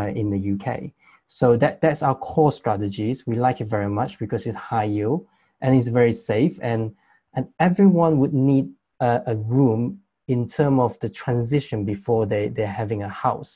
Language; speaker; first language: English; non-native, local second language; Chinese